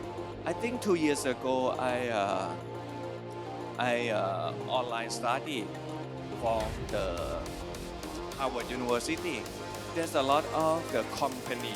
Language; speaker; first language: English; non-native, learner; Thai